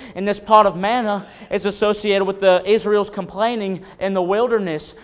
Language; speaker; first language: English; native; English